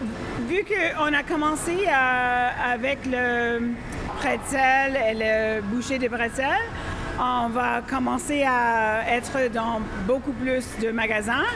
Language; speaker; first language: French; non-native, fluent; English